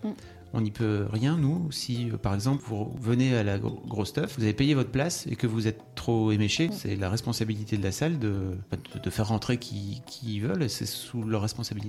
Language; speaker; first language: French; native; French